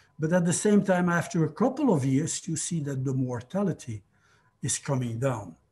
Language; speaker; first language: English; non-native, fluent; Dutch